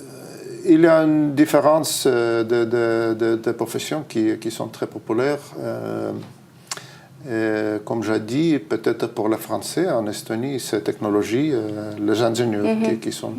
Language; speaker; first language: French; non-native, fluent; Estonian